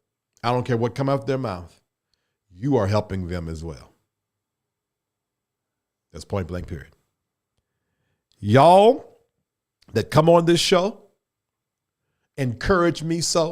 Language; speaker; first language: English; native; English